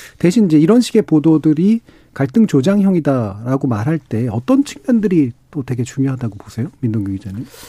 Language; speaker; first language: Korean; native; Korean